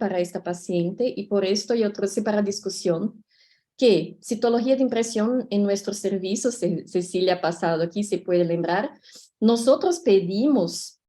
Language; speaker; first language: Spanish; non-native, fluent; Portuguese